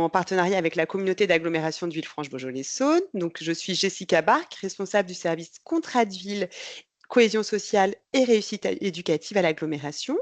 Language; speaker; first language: French; native; French